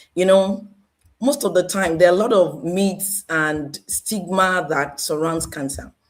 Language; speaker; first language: English; non-native, local second language; Yoruba